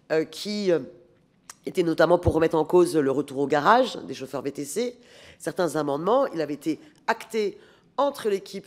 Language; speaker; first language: French; native; French